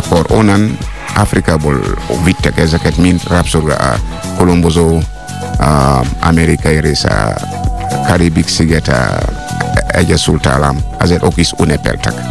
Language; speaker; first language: Hungarian; non-native, fluent; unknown